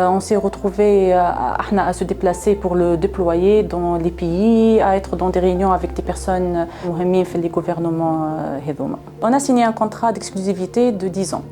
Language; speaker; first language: French; non-native, local second language; Arabic